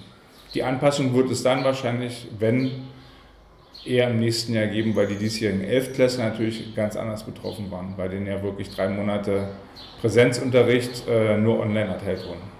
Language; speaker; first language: German; native; German